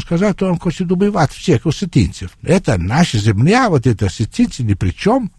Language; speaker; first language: Russian; non-native, fluent; Italian